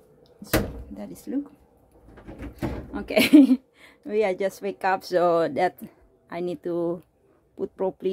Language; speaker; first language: English; non-native, learner; Indonesian